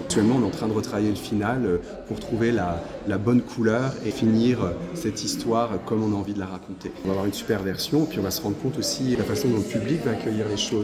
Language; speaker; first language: French; native; French